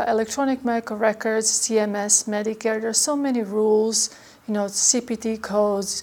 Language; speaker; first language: English; non-native, fluent; Croatian